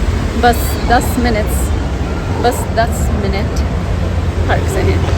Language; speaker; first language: Hindi; non-native, learner; English